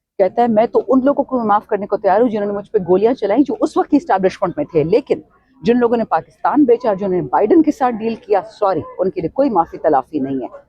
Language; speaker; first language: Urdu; non-native, local second language; Pashto